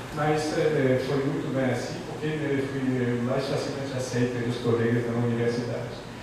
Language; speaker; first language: Portuguese; non-native, fluent; French